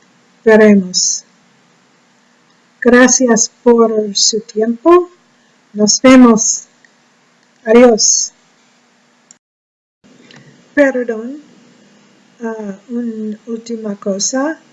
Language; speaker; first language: Spanish; non-native, learner; English